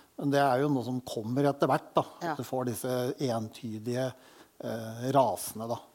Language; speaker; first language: Norwegian; native; Norwegian